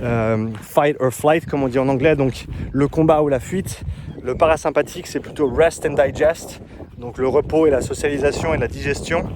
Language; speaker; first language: French; native; French